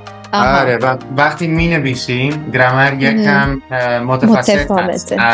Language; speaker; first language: Persian; non-native, learner; Dutch